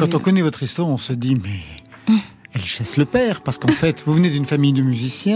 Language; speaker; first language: French; native; French